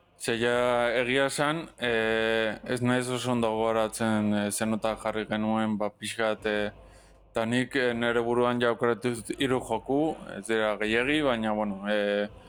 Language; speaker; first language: Basque; non-native, local second language; Spanish